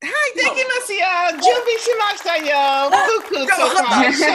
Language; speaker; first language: Japanese; non-native, learner; English